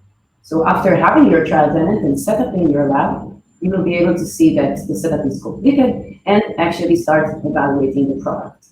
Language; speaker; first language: English; non-native, fluent; Hebrew